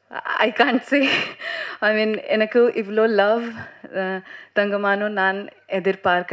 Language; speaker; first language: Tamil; non-native, learner; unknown